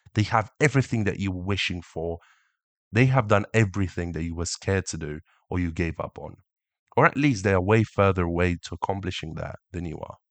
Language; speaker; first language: English; early bilingual, other home language; Romanian